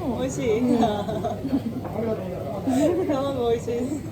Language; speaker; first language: Japanese; non-native, learner; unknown